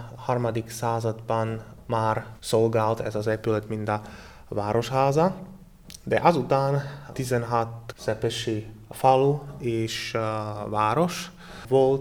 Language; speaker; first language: Hungarian; non-native, learner; Slovak